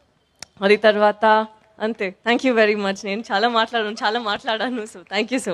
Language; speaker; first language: Telugu; non-native, learner; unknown